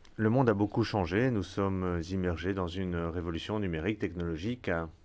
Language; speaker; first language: French; non-native, fluent; Spanish